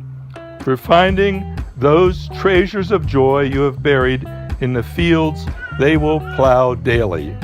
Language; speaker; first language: English; native; English